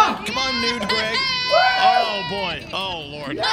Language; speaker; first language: English; native; English